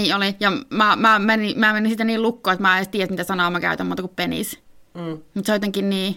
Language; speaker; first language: Finnish; native; Finnish